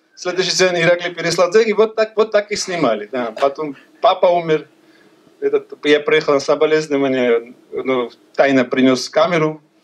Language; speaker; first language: Russian; non-native, local second language; Georgian